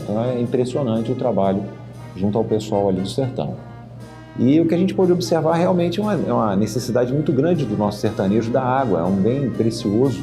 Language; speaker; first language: Portuguese; native; Portuguese